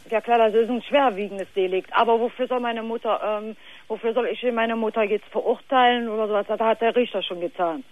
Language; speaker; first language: German; non-native, fluent; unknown